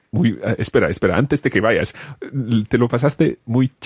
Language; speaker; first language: Spanish; non-native, fluent; English